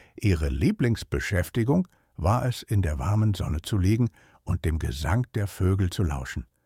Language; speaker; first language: German; native; German